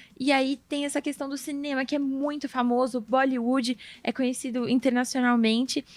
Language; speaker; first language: Portuguese; native; Portuguese